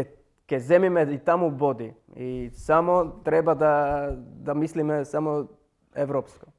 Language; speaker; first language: Macedonian; non-native, learner; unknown